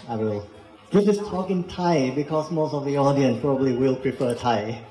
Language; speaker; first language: English; non-native, fluent; Thai